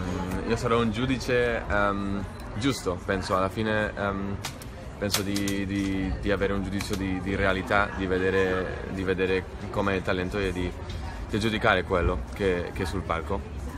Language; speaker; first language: Italian; non-native, fluent; Spanish